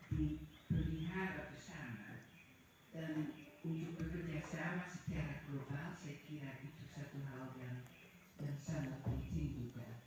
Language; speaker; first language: Indonesian; non-native, fluent; Dutch